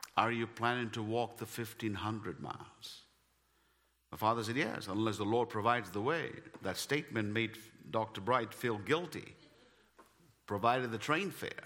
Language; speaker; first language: English; non-native, local second language; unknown